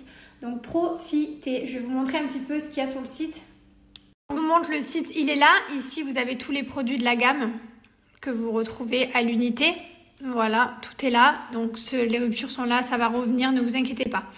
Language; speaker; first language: French; native; French